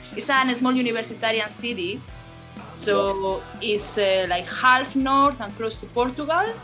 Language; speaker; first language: English; non-native, fluent; Spanish